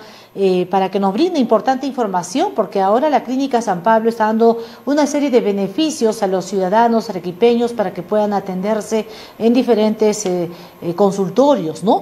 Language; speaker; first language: Spanish; native; Spanish